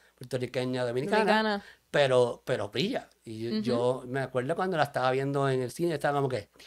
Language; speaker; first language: Spanish; native; Spanish